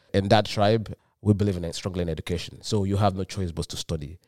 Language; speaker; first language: English; non-native, local second language; Yoruba